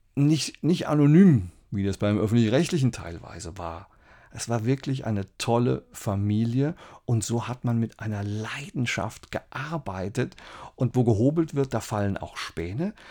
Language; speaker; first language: German; native; German